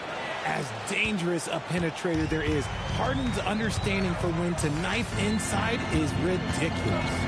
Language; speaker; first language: English; native; English